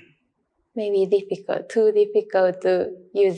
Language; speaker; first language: English; non-native, learner; Japanese